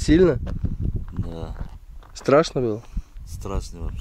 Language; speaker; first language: Russian; native; Russian